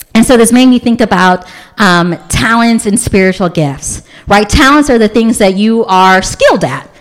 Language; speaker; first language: English; native; English